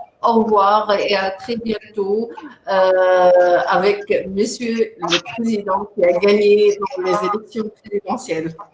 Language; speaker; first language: French; non-native, local second language; Arabic